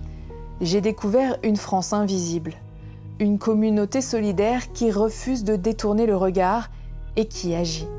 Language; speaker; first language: French; native; French